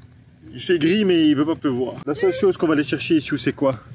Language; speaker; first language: French; native; French